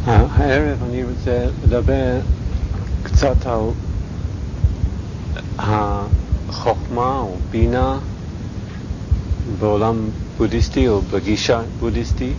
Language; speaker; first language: Hebrew; non-native, fluent; English